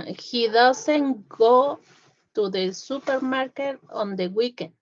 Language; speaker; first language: English; non-native, learner; Spanish